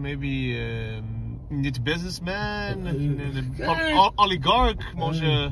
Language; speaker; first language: Russian; non-native, learner; English